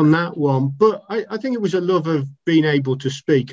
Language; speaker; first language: English; native; English